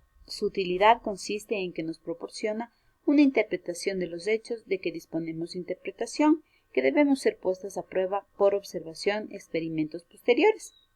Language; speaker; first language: Spanish; native; Spanish